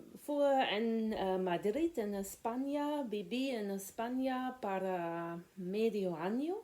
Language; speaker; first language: Spanish; non-native, learner; German